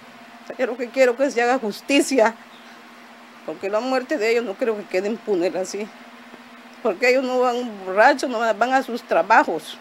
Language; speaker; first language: Spanish; native; Spanish